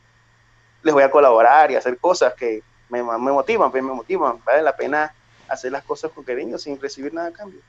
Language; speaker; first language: Spanish; native; Spanish